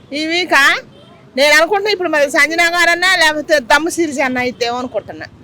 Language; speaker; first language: Telugu; native; Telugu